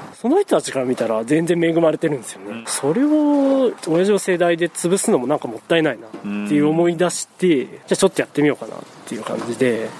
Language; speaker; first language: Japanese; native; Japanese